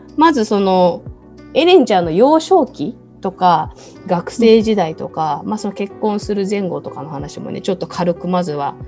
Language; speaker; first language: Japanese; native; Japanese